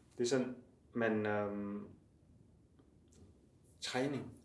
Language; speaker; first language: Danish; non-native, learner; Chinese